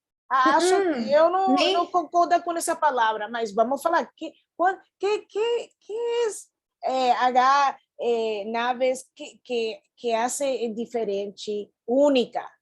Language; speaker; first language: Portuguese; non-native, fluent; Spanish